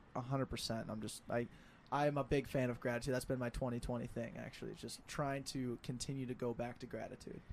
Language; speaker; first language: English; native; English